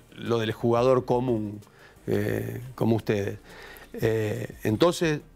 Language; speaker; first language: Spanish; native; Spanish